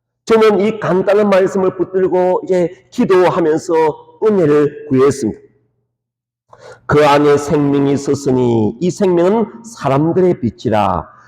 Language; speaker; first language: Korean; native; Korean